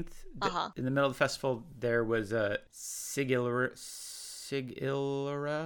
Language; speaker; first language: English; native; English